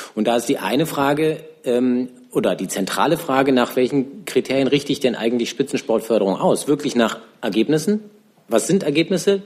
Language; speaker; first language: German; native; German